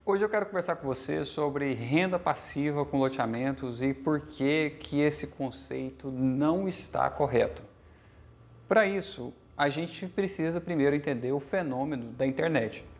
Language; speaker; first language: Portuguese; native; Portuguese